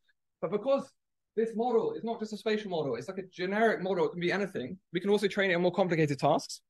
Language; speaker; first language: English; native; English